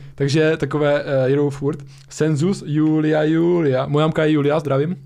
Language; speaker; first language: Czech; early bilingual, other home language; Slovak